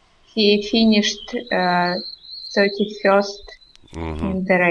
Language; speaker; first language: English; non-native, learner; Russian